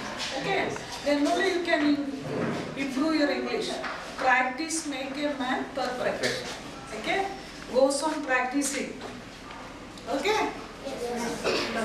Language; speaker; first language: English; non-native, local second language; Hindi